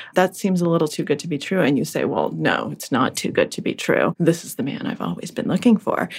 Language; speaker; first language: English; early bilingual, other home language; Russian